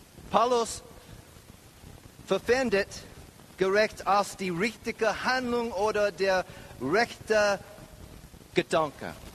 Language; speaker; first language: German; non-native, learner; English